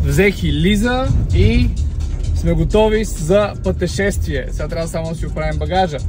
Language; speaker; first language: Bulgarian; native; Bulgarian